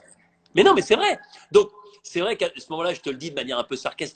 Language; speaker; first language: French; native; French